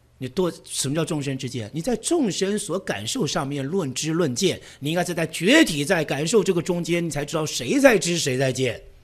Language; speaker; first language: Chinese; native; Chinese